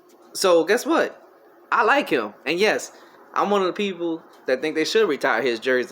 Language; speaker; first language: English; native; English